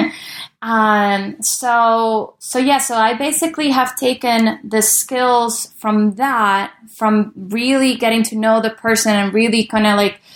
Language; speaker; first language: English; early bilingual, other home language; Spanish